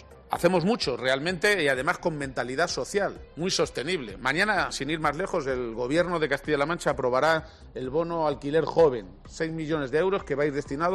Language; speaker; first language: Spanish; native; Spanish